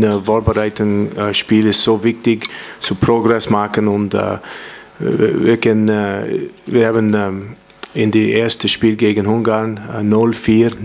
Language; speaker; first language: German; non-native, learner; English